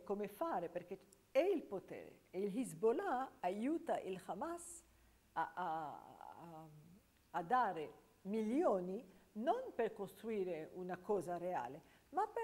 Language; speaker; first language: Italian; non-native, fluent; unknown